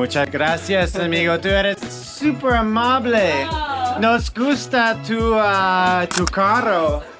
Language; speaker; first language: Spanish; non-native, learner; English